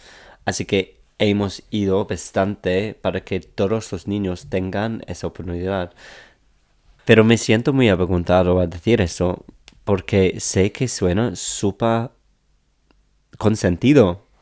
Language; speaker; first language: Spanish; non-native, fluent; English